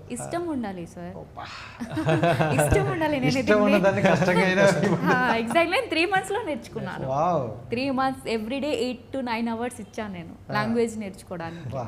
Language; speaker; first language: Telugu; non-native, learner; Odia